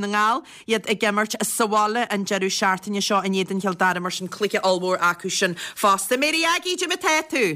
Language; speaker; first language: Irish; native; Irish